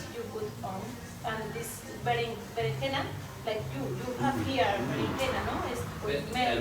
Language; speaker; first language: English; non-native, learner; Spanish